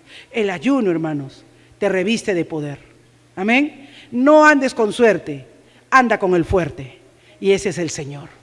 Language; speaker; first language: Spanish; native; Spanish